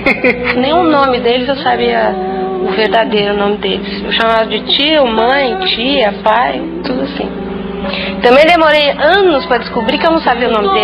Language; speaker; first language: Portuguese; native; Portuguese